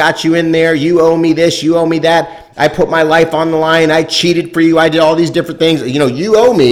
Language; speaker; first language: English; native; English